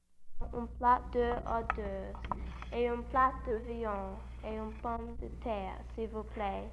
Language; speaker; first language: French; non-native, learner; English